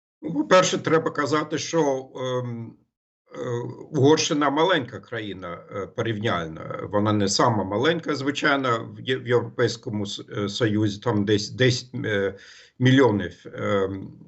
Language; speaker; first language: Ukrainian; non-native, fluent; German